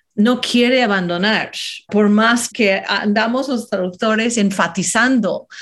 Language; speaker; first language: Spanish; non-native, fluent; English